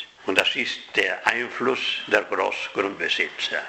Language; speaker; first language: German; non-native, fluent; Spanish